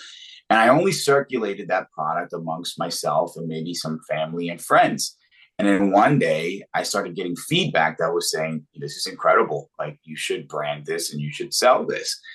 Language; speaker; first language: English; native; English